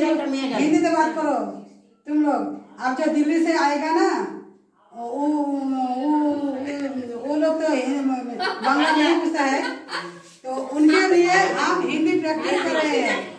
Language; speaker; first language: Hindi; non-native, local second language; Bangla